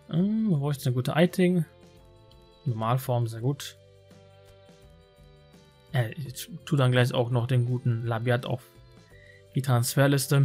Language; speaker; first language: German; native; German